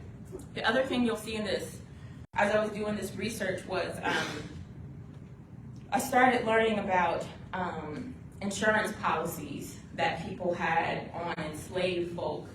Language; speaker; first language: English; native; English